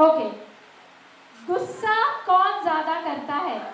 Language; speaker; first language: Hindi; native; Hindi